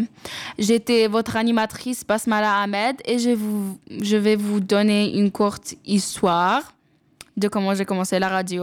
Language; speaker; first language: French; non-native, local second language; English